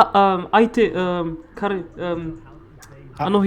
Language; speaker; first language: Japanese; non-native, learner; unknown